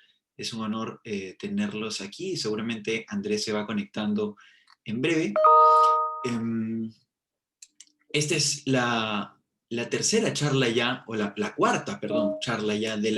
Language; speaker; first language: Spanish; native; Spanish